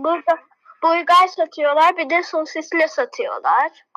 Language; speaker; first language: Turkish; early bilingual, heritage; Turkish